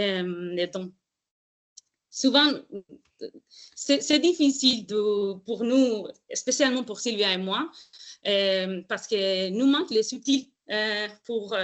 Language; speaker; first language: French; non-native, fluent; Spanish